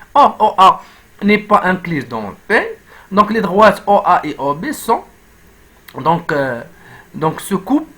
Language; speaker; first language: French; non-native, local second language; Arabic